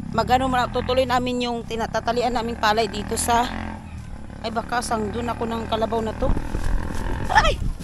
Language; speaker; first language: Filipino; native; Filipino